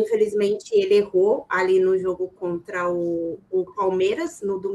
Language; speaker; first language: Portuguese; native; Portuguese